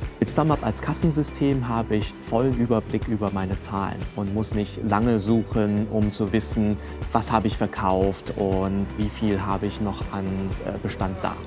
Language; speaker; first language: German; early bilingual, other home language; Cantonese